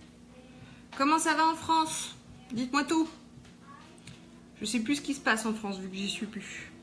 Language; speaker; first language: French; native; French